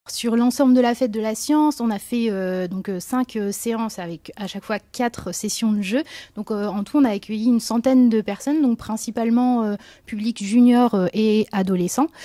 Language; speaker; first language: French; native; French